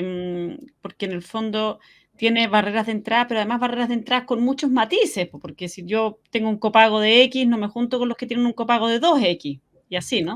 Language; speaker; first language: Spanish; native; Spanish